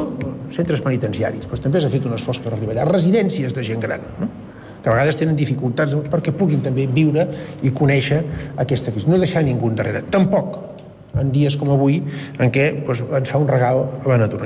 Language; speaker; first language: Catalan; native; Catalan